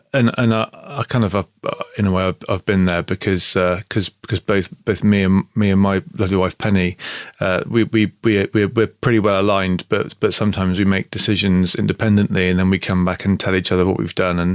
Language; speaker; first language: English; native; English